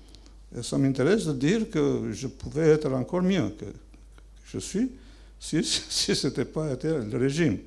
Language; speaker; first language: French; non-native, fluent; Albanian